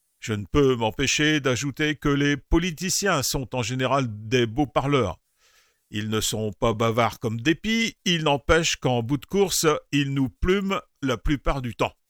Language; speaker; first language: French; native; French